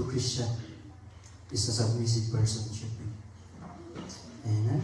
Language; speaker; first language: English; non-native, local second language; Filipino